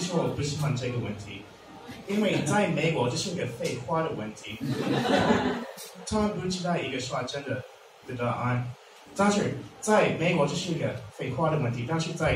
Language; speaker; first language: Chinese; non-native, learner; English